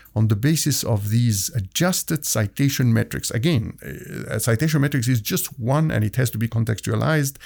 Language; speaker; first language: English; non-native, fluent; Arabic